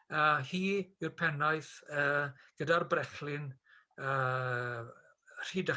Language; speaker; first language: Welsh; native; Welsh